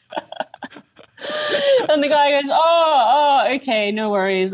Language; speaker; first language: English; native; English